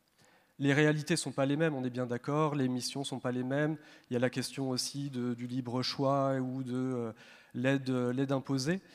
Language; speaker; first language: French; native; French